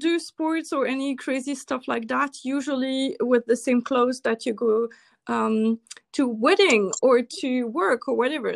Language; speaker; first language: English; non-native, fluent; French